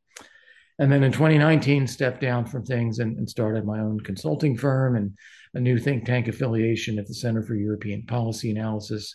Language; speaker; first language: English; native; English